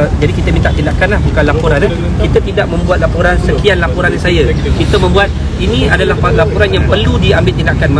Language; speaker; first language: Malay; native; Malay